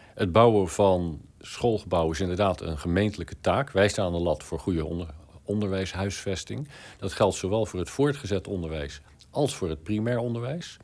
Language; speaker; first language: Dutch; native; Dutch